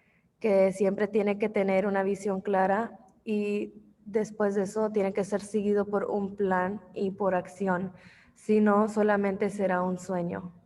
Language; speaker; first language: Spanish; early bilingual, heritage; English